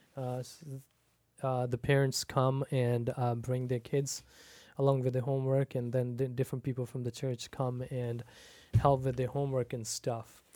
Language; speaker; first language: English; non-native, local second language; Punjabi